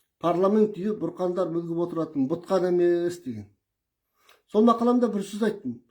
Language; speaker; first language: Kazakh; early bilingual, heritage; Kazakh